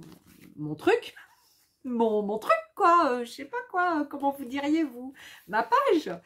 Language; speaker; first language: French; native; French